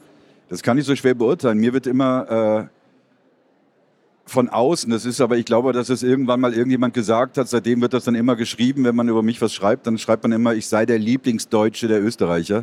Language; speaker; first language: German; native; German